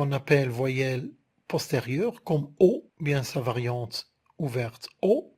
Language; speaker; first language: French; non-native, local second language; Arabic